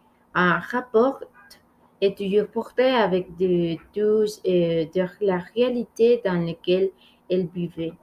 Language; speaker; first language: French; non-native, learner; Spanish